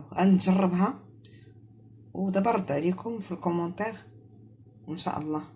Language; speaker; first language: Arabic; native; Arabic